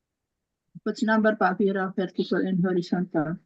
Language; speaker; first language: English; non-native, learner; Indonesian